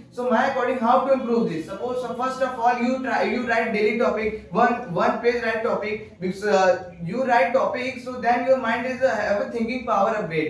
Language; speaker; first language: English; non-native, learner; Hindi